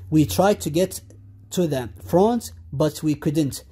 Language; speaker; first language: English; non-native, fluent; Arabic